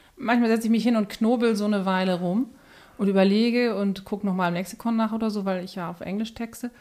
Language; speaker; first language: German; native; German